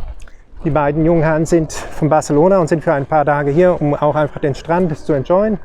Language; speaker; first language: German; native; German